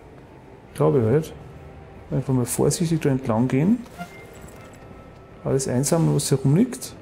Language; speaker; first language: German; native; German